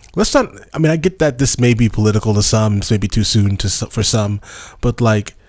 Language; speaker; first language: English; native; English